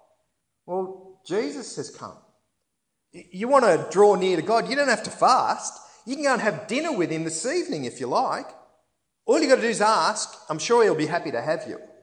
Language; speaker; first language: English; native; English